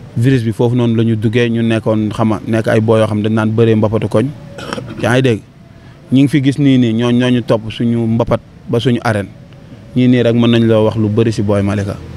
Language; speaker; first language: Wolof; non-native, local second language; Jola-Fonyi